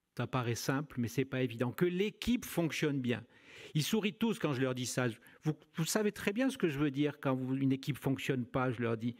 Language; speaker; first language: French; native; French